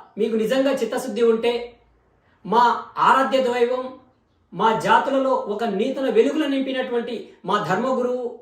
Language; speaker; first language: Telugu; non-native, local second language; Lambadi